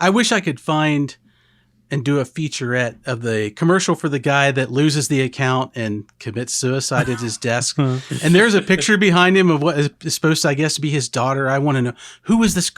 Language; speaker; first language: English; native; English